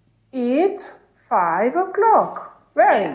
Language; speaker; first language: English; non-native, learner; Spanish